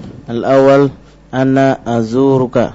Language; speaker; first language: Arabic; non-native, learner; Indonesian